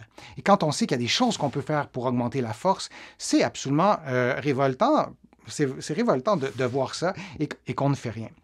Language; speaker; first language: French; native; French